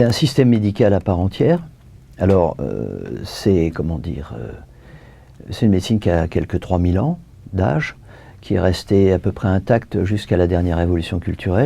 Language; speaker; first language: French; native; French